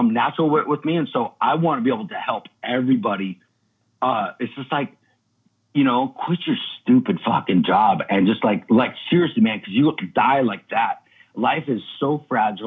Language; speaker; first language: English; native; English